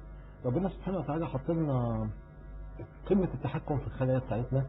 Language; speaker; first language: Arabic; native; Arabic